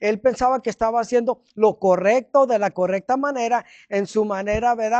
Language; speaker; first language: Spanish; early bilingual, heritage; Spanish